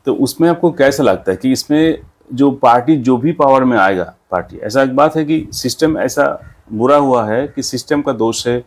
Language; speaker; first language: Hindi; non-native, local second language; Bangla